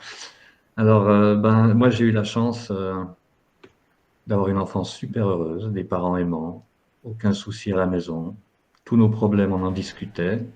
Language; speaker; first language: French; native; French